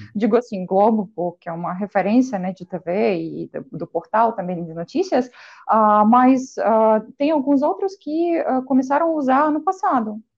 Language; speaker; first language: Portuguese; non-native, fluent; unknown